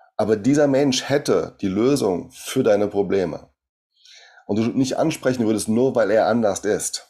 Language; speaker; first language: German; early bilingual, other home language; Portuguese